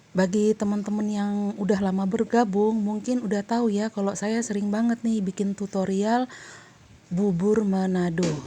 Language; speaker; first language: Indonesian; native; Indonesian